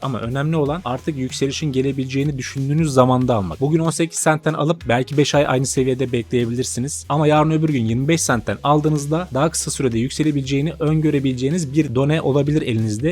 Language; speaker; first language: Turkish; native; Turkish